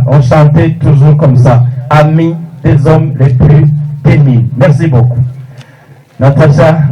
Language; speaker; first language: French; non-native, local second language; Rundi